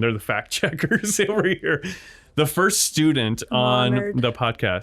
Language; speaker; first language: English; native; English